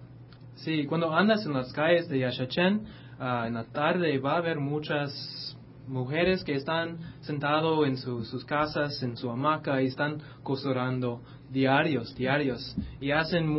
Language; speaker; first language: Spanish; non-native, fluent; English